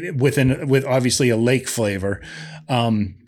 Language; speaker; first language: English; native; English